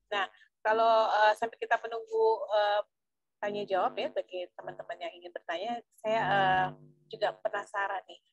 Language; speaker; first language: Indonesian; native; Indonesian